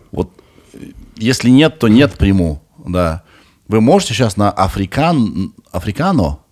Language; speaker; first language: Russian; native; Russian